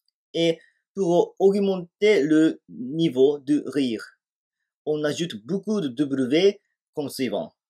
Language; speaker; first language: French; non-native, fluent; Japanese